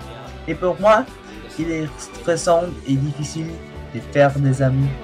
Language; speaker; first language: French; non-native, learner; English